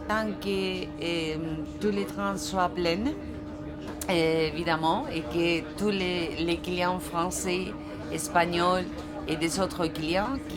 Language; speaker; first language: French; non-native, fluent; Spanish